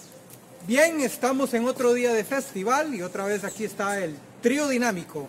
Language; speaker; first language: Spanish; native; Spanish